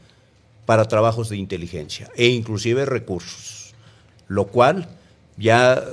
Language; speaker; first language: Spanish; native; Spanish